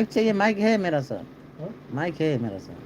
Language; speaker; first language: Hindi; non-native, learner; Bangla